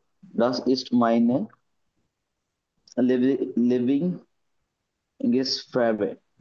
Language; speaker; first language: German; non-native, learner; Bangla